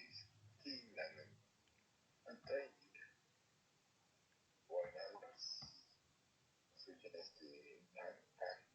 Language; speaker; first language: English; non-native, learner; Spanish